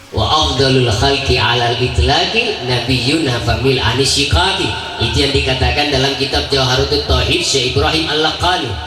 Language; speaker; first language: Indonesian; non-native, local second language; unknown